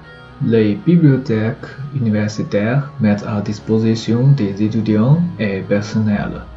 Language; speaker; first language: French; non-native, learner; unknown